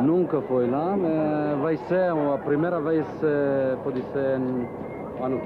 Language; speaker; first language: Portuguese; non-native, learner; Hebrew